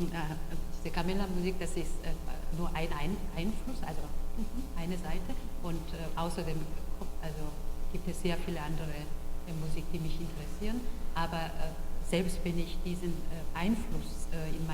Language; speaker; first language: German; non-native, fluent; Korean